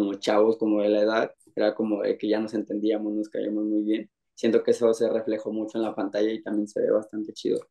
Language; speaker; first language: Spanish; native; Spanish